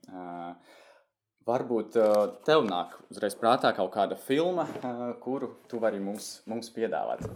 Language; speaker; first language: Latvian; native; Latvian